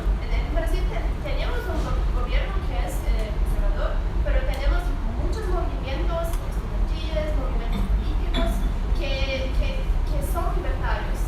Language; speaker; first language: Spanish; non-native, fluent; Portuguese